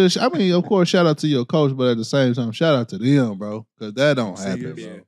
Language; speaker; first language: English; native; English